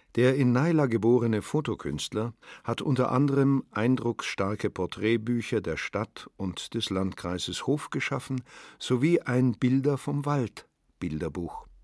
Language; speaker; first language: German; native; German